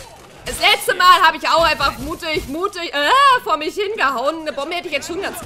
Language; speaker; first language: German; native; German